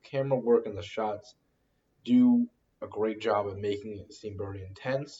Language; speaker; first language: English; native; English